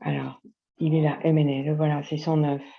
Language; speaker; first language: French; native; French